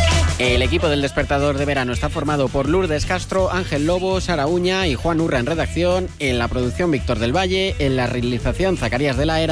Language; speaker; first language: Spanish; native; Spanish